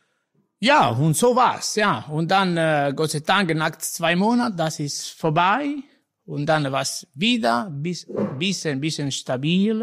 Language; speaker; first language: German; non-native, learner; Italian